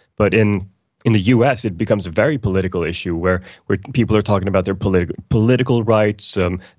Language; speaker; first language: English; non-native, fluent; Icelandic